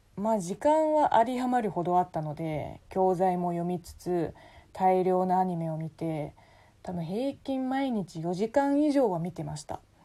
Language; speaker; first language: Japanese; non-native, fluent; Chinese